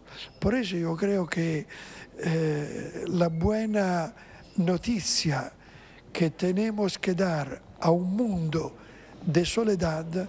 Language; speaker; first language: Spanish; non-native, fluent; Italian